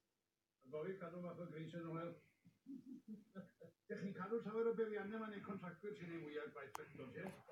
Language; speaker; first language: Welsh; native; Welsh